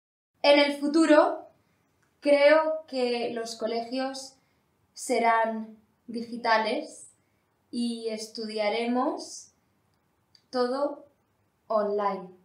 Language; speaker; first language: Spanish; non-native, learner; English